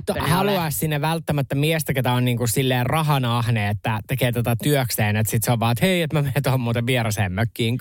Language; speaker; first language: Finnish; native; Finnish